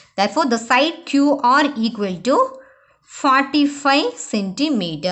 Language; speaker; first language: English; non-native, local second language; Tamil